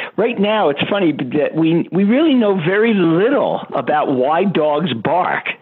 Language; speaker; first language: English; native; English